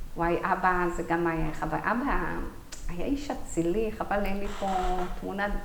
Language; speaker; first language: Hebrew; early bilingual, other home language; Arabic